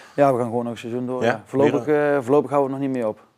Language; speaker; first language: Dutch; native; Dutch